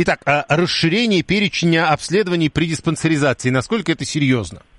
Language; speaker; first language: Russian; native; Russian